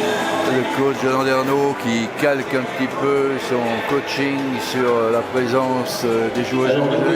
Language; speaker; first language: French; native; French